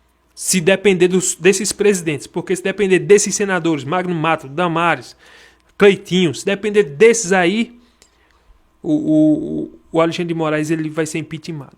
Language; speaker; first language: Portuguese; native; Portuguese